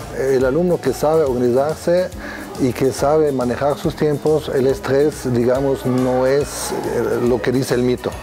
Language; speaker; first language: Spanish; non-native, fluent; German